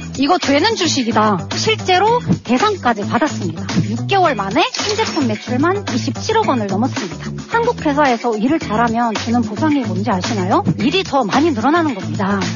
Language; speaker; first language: Korean; non-native, fluent; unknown